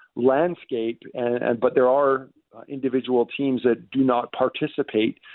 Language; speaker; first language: English; native; English